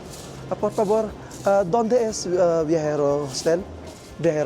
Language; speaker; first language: Spanish; non-native, learner; Filipino